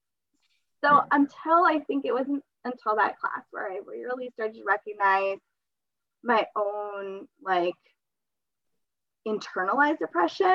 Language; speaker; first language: English; early bilingual, other home language; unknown